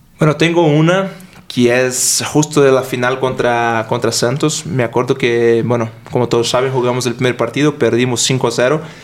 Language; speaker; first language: Spanish; non-native, fluent; Portuguese